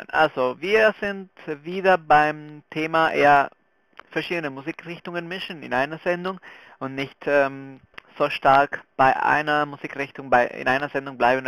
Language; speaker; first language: German; non-native, fluent; Spanish